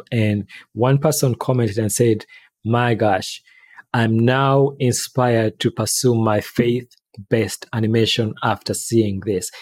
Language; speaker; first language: English; non-native, local second language; Ganda